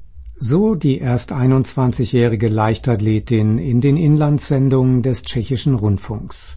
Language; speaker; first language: German; native; German